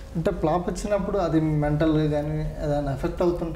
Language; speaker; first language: Telugu; native; Telugu